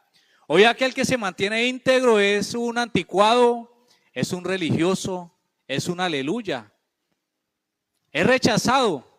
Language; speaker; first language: Spanish; native; Spanish